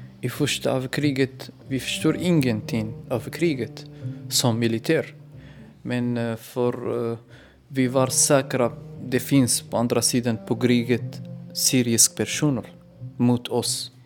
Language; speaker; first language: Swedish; non-native, learner; Arabic